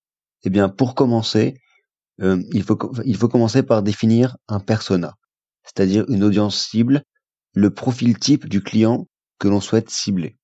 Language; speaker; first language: French; native; French